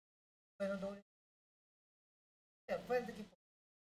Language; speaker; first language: Greek; non-native, learner; Russian